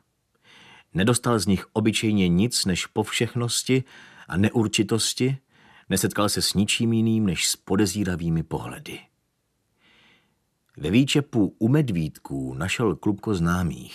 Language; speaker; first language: Czech; native; Czech